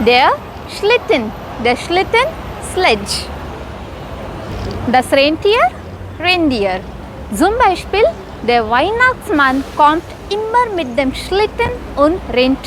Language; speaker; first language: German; non-native, fluent; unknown